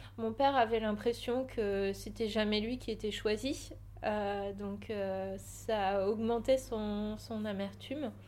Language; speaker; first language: French; early bilingual, other home language; Portuguese